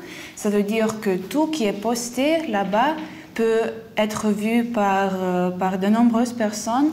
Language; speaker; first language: French; non-native, fluent; Lithuanian